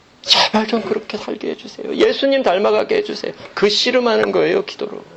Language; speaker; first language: Korean; native; Korean